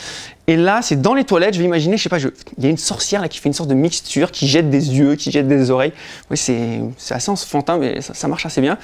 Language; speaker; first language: French; native; French